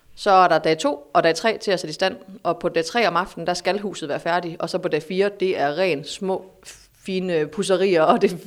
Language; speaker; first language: Danish; native; Danish